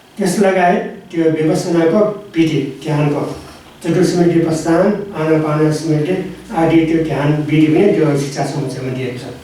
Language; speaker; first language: Nepali; non-native, local second language; Newari